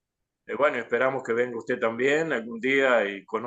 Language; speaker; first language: Spanish; native; Spanish